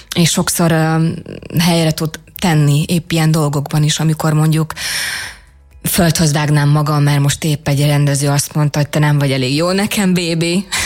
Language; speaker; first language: Hungarian; native; Hungarian